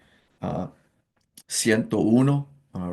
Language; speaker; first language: Spanish; non-native, fluent; English